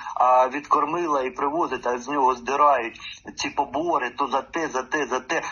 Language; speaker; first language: Ukrainian; native; Ukrainian